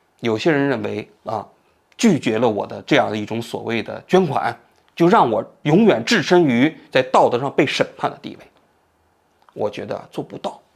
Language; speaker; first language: Chinese; native; Chinese